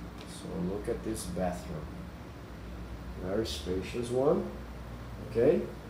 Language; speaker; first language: English; non-native, fluent; Portuguese